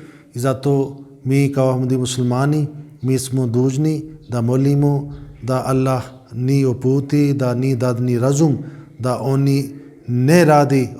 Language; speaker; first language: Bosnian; non-native, fluent; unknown